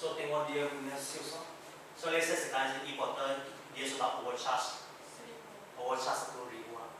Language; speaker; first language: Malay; non-native, local second language; Chinese